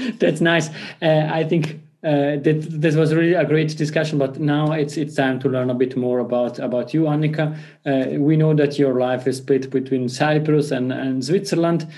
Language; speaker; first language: English; non-native, fluent; Italian